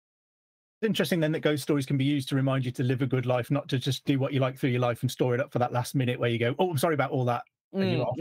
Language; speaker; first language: English; native; English